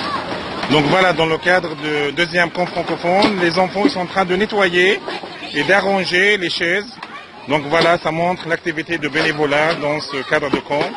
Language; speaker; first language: French; non-native, fluent; Arabic